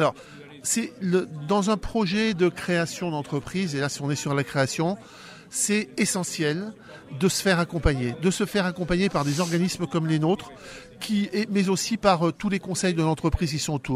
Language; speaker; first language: French; native; French